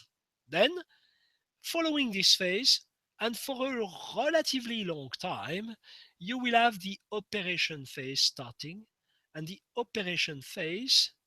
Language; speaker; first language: English; non-native, fluent; French